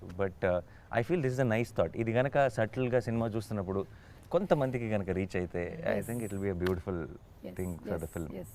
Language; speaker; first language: Telugu; native; Telugu